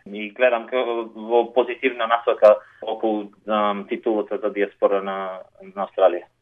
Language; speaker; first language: Macedonian; native; Macedonian